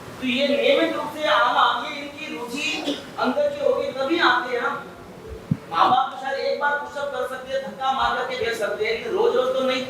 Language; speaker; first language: Hindi; native; Hindi